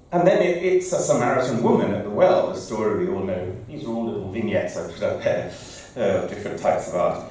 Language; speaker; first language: English; native; English